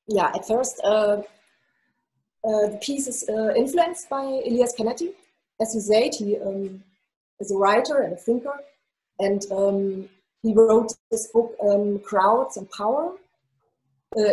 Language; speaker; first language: English; non-native, fluent; German